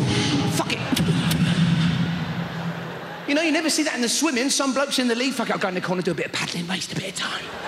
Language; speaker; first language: English; native; English